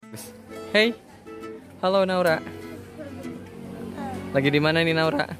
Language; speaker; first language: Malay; non-native, local second language; Sundanese